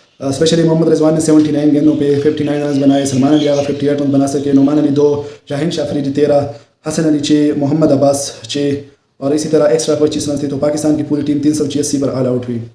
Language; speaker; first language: Urdu; native; Urdu